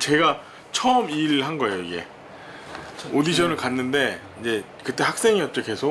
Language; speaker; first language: Korean; native; Korean